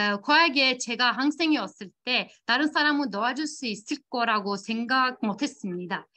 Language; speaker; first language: Korean; non-native, fluent; Turkish